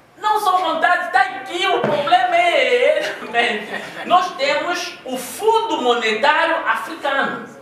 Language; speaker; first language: Portuguese; non-native, local second language; Kongo